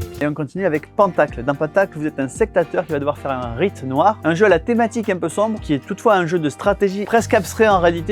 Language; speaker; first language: French; native; French